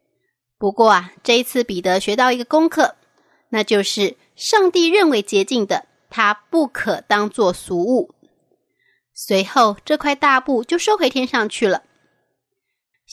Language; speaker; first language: Chinese; native; Chinese